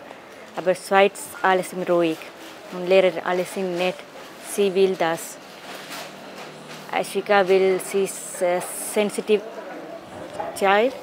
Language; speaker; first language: German; non-native, learner; Tamil